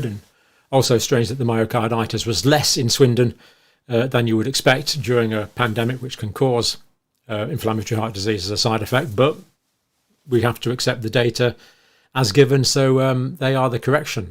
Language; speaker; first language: English; native; English